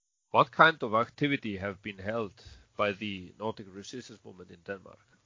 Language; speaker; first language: English; non-native, fluent; Icelandic